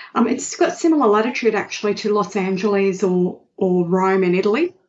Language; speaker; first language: English; native; English